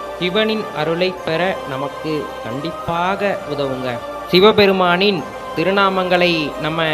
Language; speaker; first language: Tamil; native; Tamil